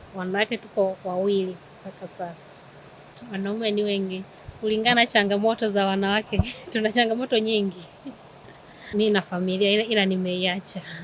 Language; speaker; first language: Swahili; native; Swahili